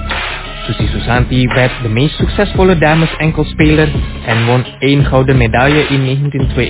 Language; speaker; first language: Dutch; non-native, fluent; Indonesian